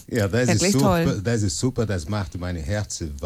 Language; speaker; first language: German; non-native, learner; Portuguese